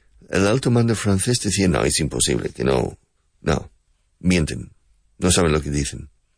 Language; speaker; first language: Spanish; non-native, fluent; English